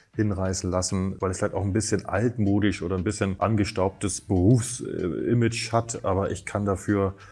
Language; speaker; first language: German; native; German